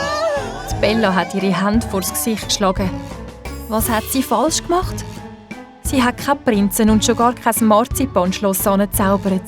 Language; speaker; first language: German; native; German